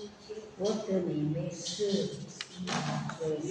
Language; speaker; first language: Chinese; non-native, learner; Indonesian